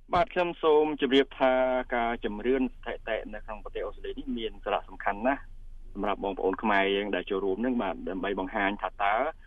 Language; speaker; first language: Khmer; native; Khmer